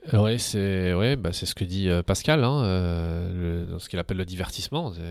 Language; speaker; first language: French; early bilingual, other home language; Arabic